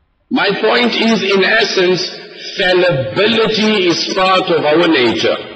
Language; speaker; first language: English; native; English